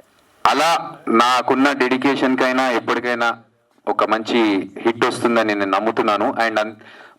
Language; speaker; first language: Telugu; native; Telugu